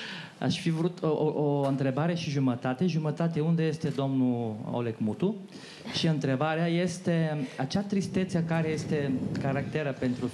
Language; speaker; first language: Romanian; non-native, learner; Bulgarian